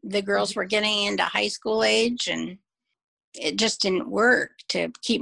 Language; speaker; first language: English; native; English